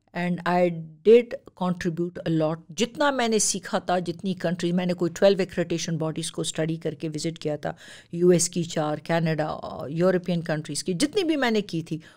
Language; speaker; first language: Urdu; non-native, local second language; Pashto